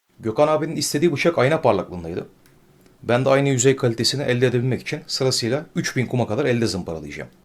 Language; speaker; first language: Turkish; native; Turkish